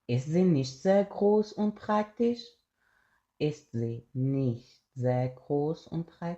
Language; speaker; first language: German; non-native, fluent; Persian